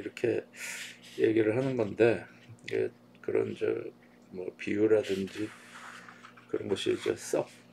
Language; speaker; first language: Korean; native; Korean